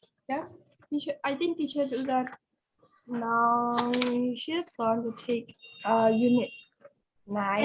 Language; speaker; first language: English; non-native, learner; Burmese